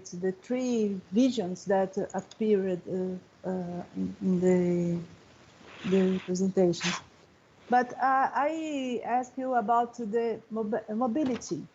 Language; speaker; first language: English; non-native, learner; Portuguese